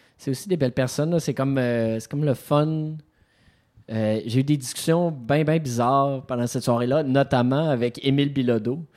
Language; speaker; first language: French; native; French